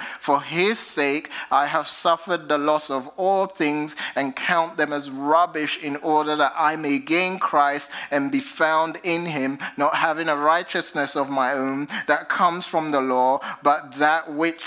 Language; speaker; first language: English; native; English